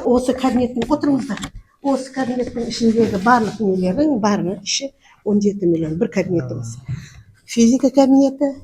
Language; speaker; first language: Kazakh; non-native, local second language; Uzbek